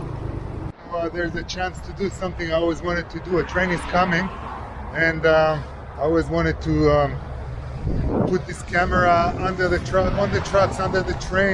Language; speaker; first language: English; non-native, fluent; Hebrew